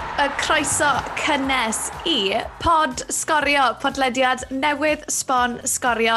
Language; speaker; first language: Welsh; native; Welsh